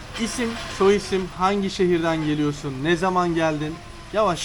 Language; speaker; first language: Turkish; native; Turkish